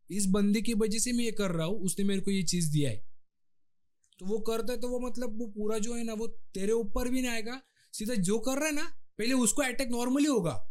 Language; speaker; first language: Hindi; non-native, local second language; Marathi